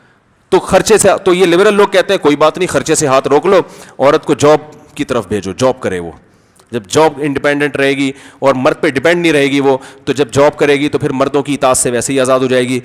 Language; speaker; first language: Urdu; native; Urdu